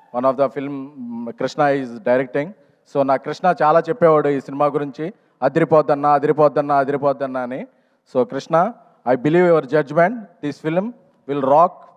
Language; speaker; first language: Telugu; native; Telugu